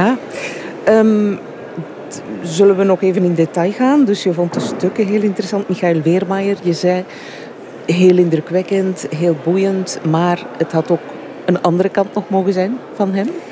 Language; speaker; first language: Dutch; native; Dutch